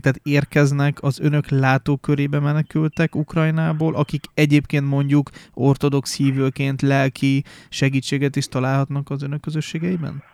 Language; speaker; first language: Hungarian; native; Hungarian